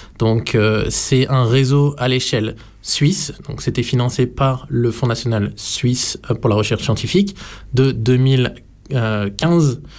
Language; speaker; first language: French; native; French